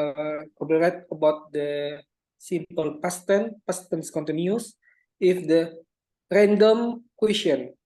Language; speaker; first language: English; non-native, learner; Indonesian